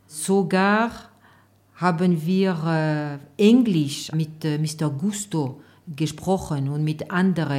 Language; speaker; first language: German; non-native, fluent; French